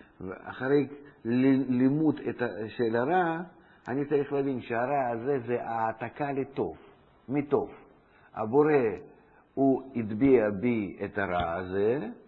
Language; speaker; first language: Hebrew; non-native, fluent; Russian